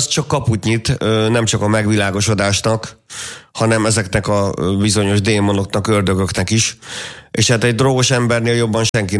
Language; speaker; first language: Hungarian; native; Hungarian